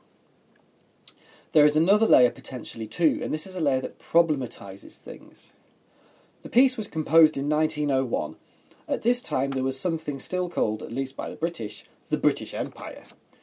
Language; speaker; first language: English; native; English